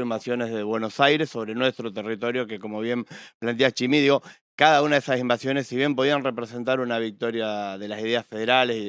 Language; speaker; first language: Spanish; native; Spanish